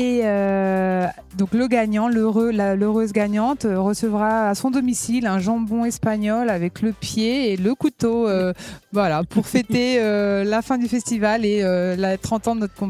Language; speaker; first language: French; native; French